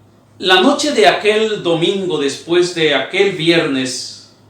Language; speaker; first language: Spanish; native; Spanish